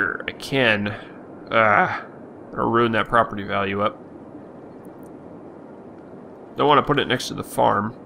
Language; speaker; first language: English; native; English